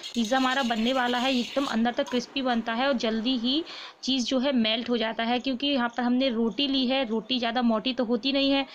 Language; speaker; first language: Hindi; native; Hindi